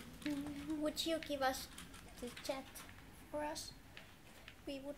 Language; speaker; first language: English; non-native, fluent; Finnish